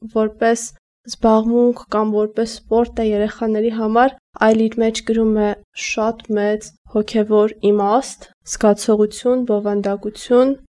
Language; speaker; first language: Armenian; native; Armenian